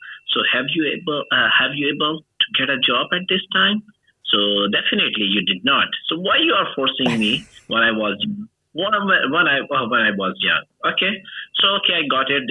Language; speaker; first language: English; non-native, local second language; Urdu